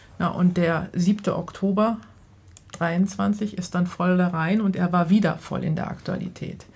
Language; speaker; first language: German; native; German